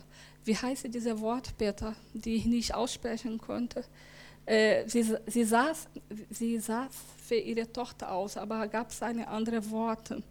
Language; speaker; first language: German; non-native, learner; Portuguese